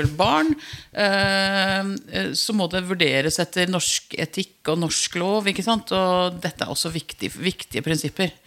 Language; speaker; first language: Norwegian; native; Norwegian